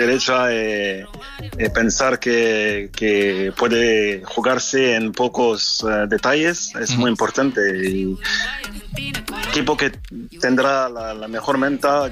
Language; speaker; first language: Spanish; non-native, fluent; French